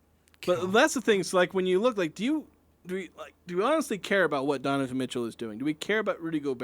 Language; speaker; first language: English; native; English